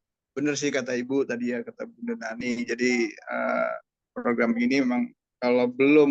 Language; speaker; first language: Indonesian; native; Indonesian